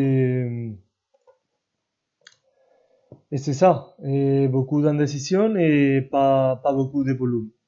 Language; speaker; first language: French; non-native, learner; Spanish